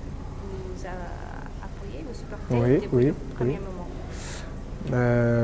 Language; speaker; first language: French; non-native, learner; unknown